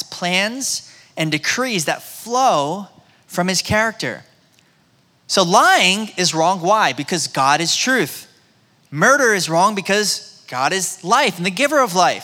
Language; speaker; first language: English; native; English